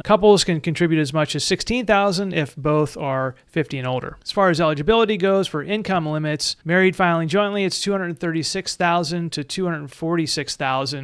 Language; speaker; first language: English; native; English